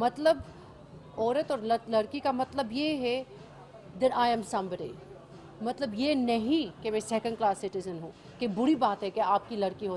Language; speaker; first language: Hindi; early bilingual, heritage; English